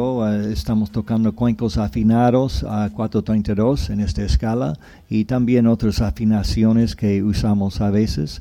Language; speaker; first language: Spanish; non-native, fluent; English